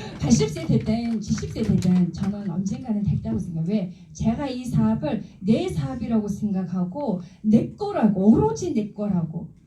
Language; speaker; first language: Korean; non-native, fluent; Mongolian